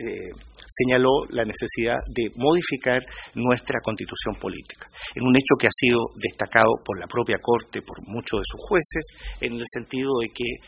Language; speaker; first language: Spanish; native; Spanish